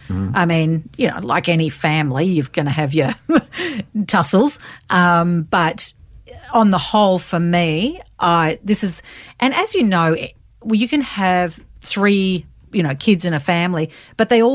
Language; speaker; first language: English; native; English